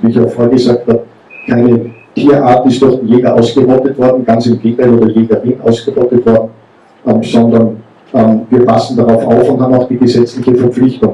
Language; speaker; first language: German; native; German